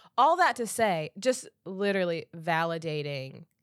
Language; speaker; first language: English; native; English